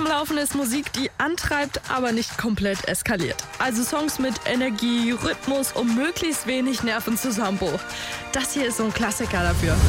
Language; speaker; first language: German; native; German